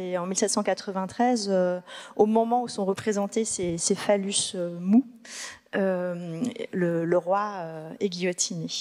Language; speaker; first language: French; native; French